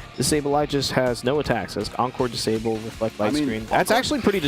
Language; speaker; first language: English; native; English